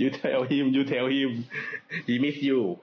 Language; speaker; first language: English; non-native, learner; Thai